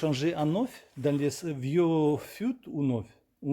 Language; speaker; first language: French; non-native, learner; Russian